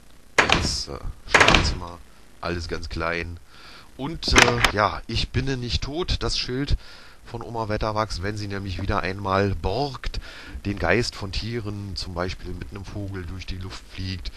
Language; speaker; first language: German; native; German